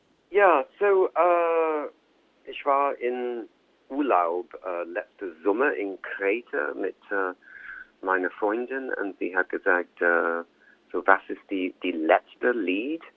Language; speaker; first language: German; non-native, learner; English